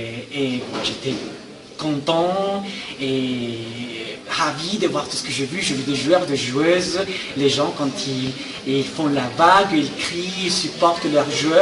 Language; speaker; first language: French; non-native, fluent; Spanish